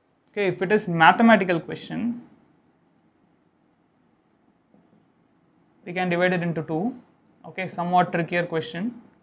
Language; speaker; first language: English; non-native, local second language; Tamil